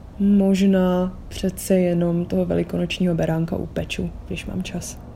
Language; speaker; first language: Czech; early bilingual, other home language; Vietnamese